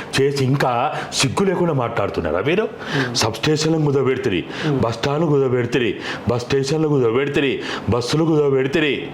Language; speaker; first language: Telugu; native; Telugu